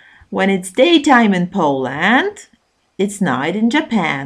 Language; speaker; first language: English; non-native, fluent; Polish